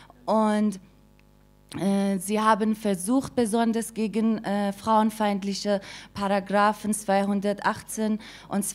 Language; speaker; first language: German; non-native, fluent; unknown